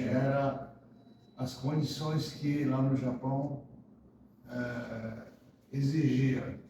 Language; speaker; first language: Portuguese; early bilingual, other home language; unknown